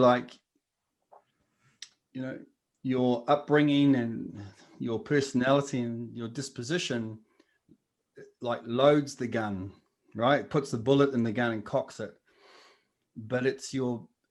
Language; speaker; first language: English; native; English